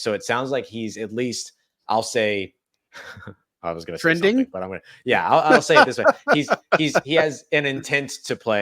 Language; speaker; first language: English; native; English